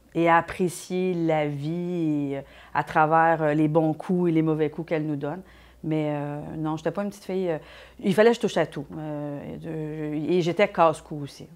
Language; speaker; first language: French; native; French